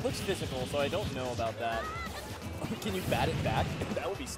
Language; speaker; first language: English; native; English